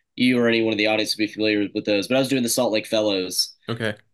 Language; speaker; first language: English; native; English